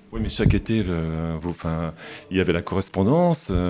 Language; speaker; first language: French; native; French